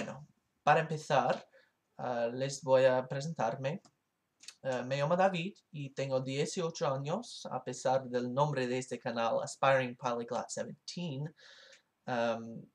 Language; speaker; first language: Spanish; non-native, learner; English